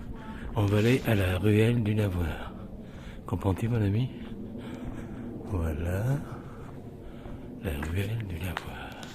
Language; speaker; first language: French; native; French